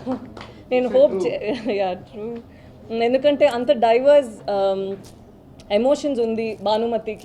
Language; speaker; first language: Telugu; non-native, local second language; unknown